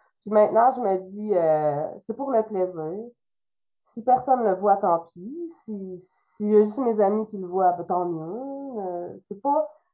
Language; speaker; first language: French; native; French